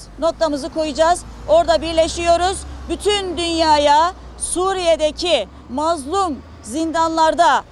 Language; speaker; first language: Turkish; native; Turkish